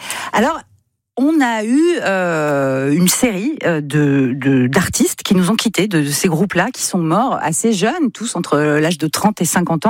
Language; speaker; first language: French; native; French